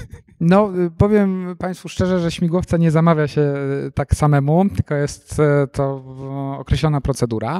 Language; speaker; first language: Polish; native; Polish